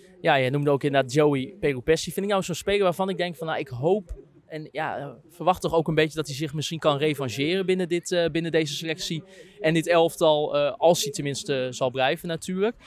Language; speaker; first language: Dutch; native; Dutch